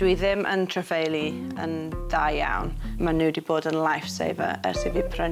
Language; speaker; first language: Welsh; non-native, local second language; English